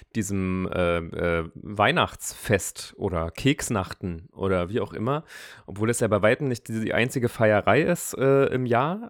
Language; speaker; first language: German; non-native, fluent; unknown